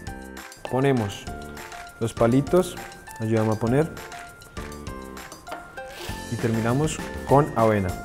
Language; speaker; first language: Spanish; native; Spanish